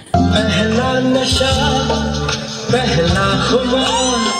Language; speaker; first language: Hindi; native; Hindi